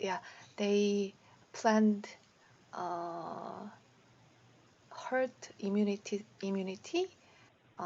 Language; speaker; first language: English; non-native, learner; Korean